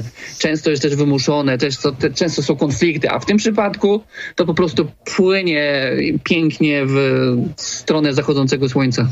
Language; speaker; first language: Polish; native; Polish